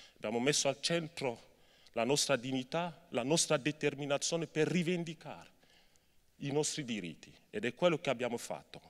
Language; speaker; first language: Italian; non-native, fluent; French